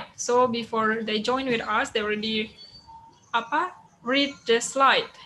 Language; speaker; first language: English; non-native, fluent; Indonesian